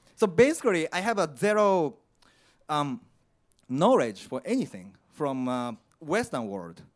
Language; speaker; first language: English; non-native, learner; Japanese